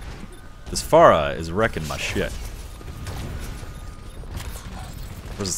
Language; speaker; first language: English; native; English